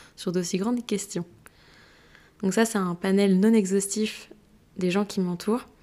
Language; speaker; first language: French; native; French